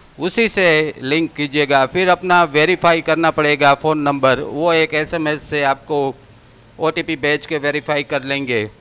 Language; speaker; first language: Hindi; non-native, local second language; Gujarati